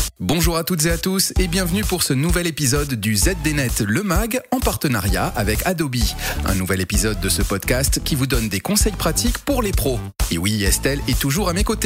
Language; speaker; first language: French; native; French